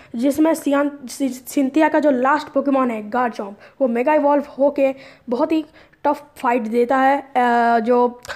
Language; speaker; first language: Hindi; native; Hindi